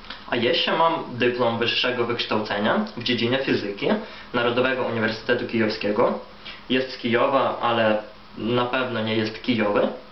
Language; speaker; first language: Polish; non-native, fluent; Ukrainian